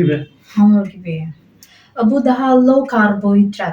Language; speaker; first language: Turkish; non-native, learner; Indonesian